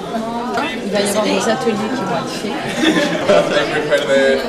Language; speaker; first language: French; native; French